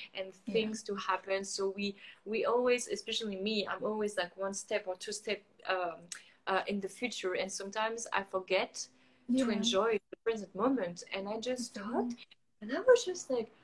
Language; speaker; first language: English; non-native, fluent; French